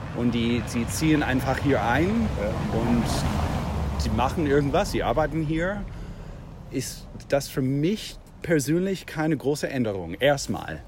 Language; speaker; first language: German; non-native, fluent; English